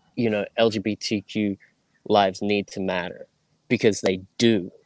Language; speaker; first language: English; native; English